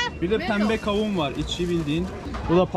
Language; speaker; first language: Turkish; native; Turkish